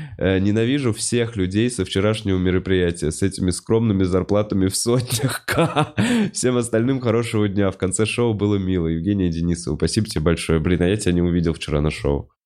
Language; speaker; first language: Russian; native; Russian